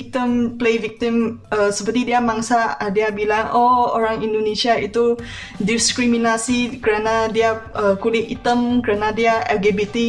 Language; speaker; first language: Indonesian; non-native, fluent; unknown